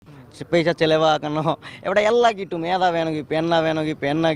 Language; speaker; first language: Malayalam; non-native, learner; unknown